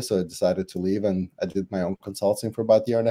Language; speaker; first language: English; non-native, fluent; Russian